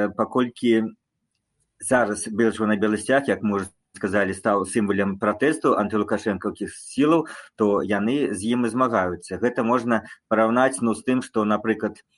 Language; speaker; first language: Belarusian; non-native, local second language; Russian